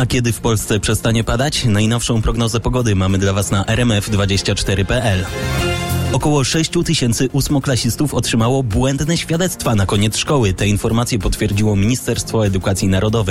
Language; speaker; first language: Polish; native; Polish